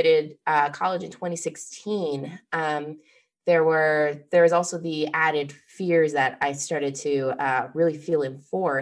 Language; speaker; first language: English; native; English